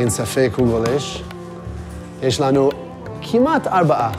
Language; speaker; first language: Hebrew; non-native, fluent; English